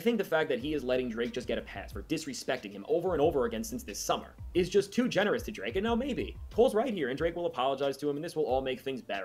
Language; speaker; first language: English; native; English